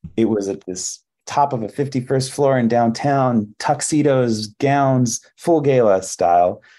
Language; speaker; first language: English; early bilingual, other home language; Hebrew